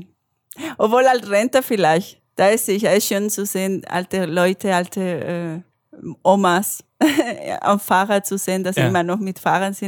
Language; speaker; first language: German; non-native, learner; Spanish